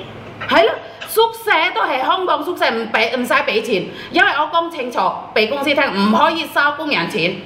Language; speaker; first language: Cantonese; non-native, fluent; Indonesian